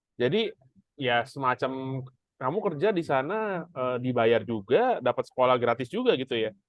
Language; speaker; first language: Indonesian; native; Indonesian